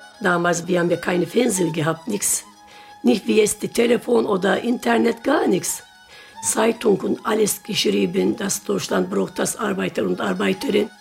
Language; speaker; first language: German; non-native, learner; Turkish